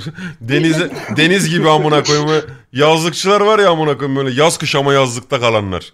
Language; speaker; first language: Turkish; native; Turkish